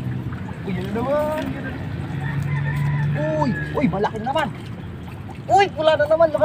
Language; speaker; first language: Filipino; native; Filipino